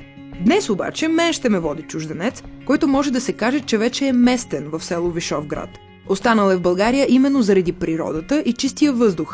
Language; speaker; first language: Bulgarian; native; Bulgarian